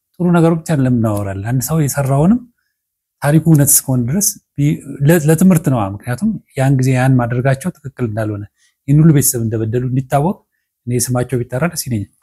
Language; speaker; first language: Amharic; native; Amharic